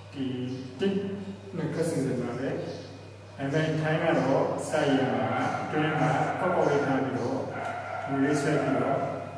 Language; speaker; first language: Burmese; native; Burmese